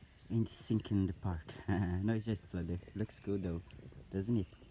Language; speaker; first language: English; non-native, fluent; Portuguese